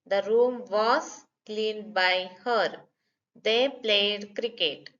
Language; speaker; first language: English; non-native, local second language; Kannada